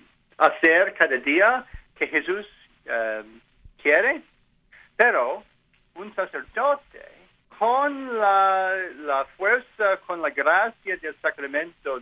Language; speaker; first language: Spanish; non-native, learner; English